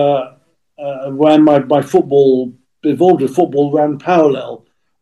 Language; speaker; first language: English; native; English